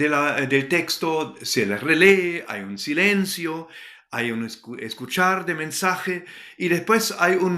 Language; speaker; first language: Spanish; non-native, fluent; German